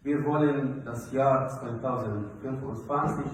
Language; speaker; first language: German; non-native, fluent; Arabic